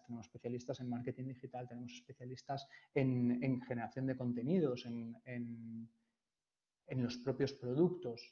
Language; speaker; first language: Spanish; native; Spanish